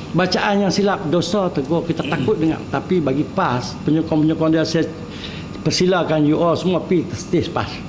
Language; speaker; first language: Malay; native; Malay